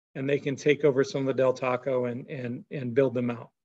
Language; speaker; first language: English; native; English